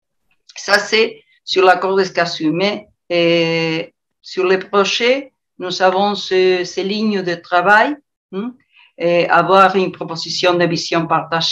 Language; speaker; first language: French; non-native, learner; Spanish